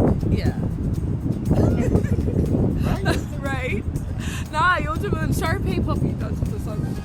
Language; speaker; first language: Korean; non-native, learner; English